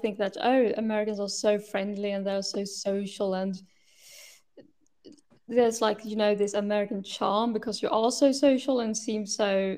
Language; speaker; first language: English; non-native, fluent; Swedish